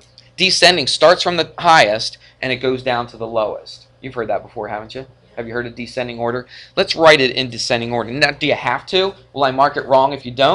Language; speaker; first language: English; native; English